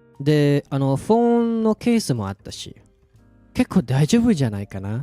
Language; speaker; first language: Japanese; non-native, fluent; Indonesian